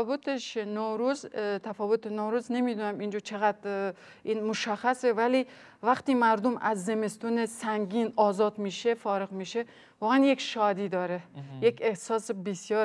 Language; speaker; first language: Persian; non-native, fluent; Kazakh